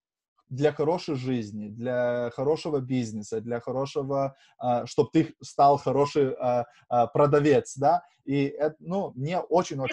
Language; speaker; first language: Russian; non-native, fluent; Lithuanian